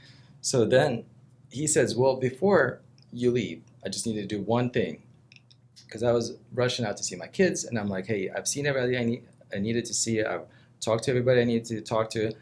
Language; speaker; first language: English; non-native, fluent; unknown